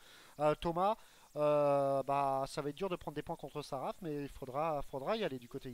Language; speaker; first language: French; native; French